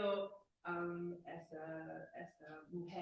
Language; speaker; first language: Spanish; non-native, learner; English